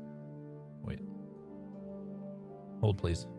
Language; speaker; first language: English; native; English